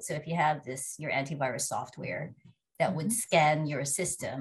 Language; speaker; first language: English; non-native, local second language; Filipino